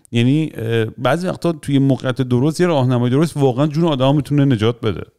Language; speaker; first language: Persian; early bilingual, heritage; Persian